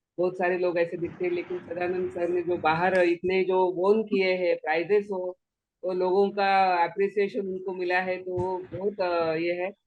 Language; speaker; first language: Hindi; native; Hindi